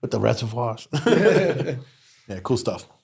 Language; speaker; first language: English; native; English